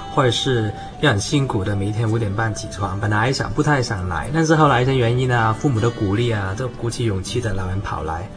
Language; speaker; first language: Chinese; non-native, local second language; Cantonese